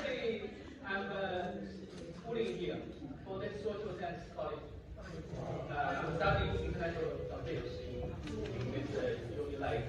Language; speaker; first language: English; non-native, learner; Chinese